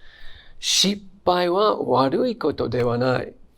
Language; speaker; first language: Japanese; non-native, fluent; English